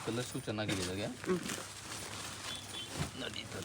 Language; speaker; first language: Kannada; non-native, local second language; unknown